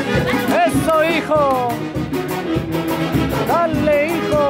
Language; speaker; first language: Spanish; native; Spanish